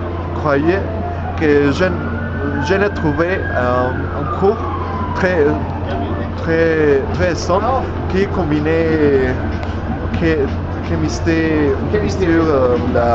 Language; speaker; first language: French; non-native, learner; Spanish